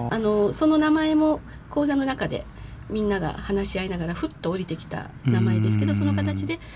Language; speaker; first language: Japanese; native; Japanese